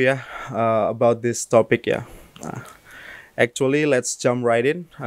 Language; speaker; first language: English; non-native, fluent; Indonesian